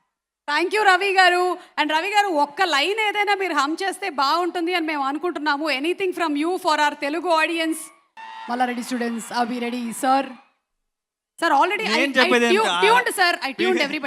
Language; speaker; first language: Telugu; native; Telugu